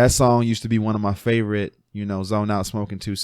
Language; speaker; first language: English; native; English